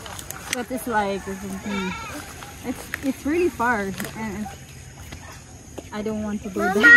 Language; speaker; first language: English; non-native, local second language; Cebuano